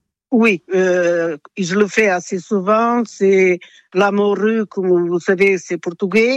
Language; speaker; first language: French; non-native, fluent; Portuguese